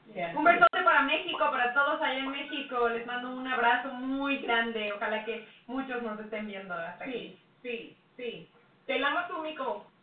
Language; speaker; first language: English; non-native, fluent; Spanish